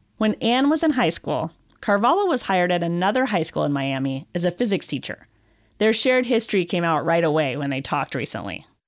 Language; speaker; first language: English; native; English